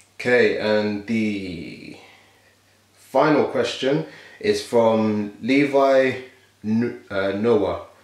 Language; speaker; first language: English; native; English